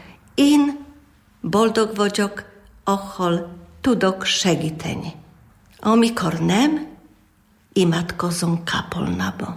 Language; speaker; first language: Hungarian; non-native, learner; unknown